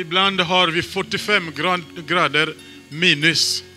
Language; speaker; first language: Swedish; non-native, fluent; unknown